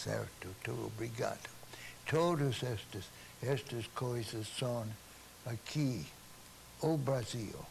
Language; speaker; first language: Portuguese; non-native, fluent; English